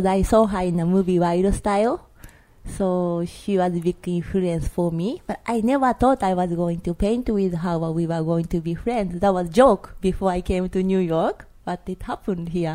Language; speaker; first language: English; non-native, learner; Japanese